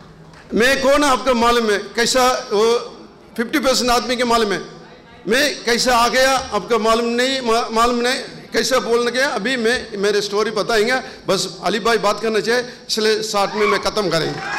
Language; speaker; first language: Hindi; non-native, local second language; Urdu